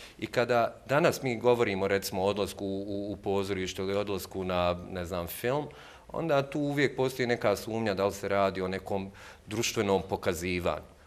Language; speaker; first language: Bosnian; native; Bosnian